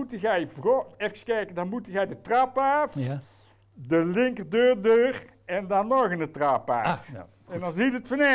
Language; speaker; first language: Dutch; native; Dutch